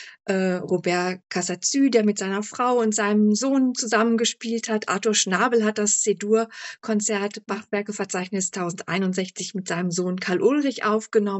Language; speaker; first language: German; native; German